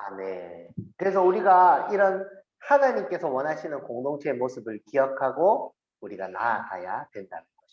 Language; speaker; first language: Korean; native; Korean